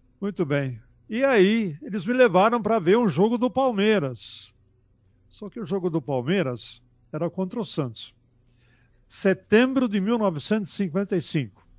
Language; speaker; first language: Portuguese; early bilingual, other home language; German